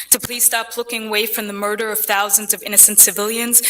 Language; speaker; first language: English; early bilingual, other home language; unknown